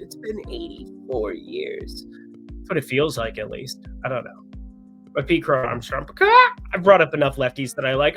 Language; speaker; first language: English; native; English